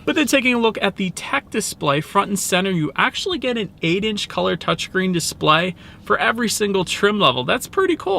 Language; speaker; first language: English; native; English